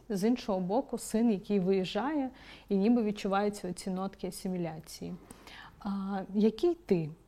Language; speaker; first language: Ukrainian; non-native, local second language; Crimean Tatar